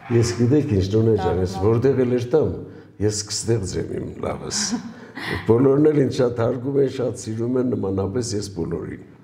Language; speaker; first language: Armenian; native; Armenian